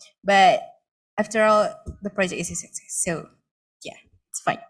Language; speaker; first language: English; non-native, local second language; Malay